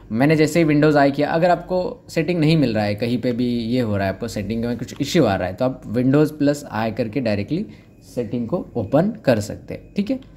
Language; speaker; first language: Hindi; non-native, local second language; Marathi